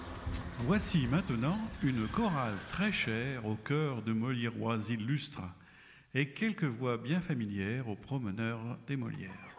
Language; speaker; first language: French; native; French